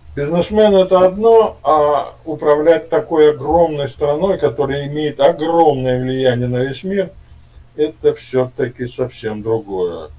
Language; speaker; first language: Russian; native; Russian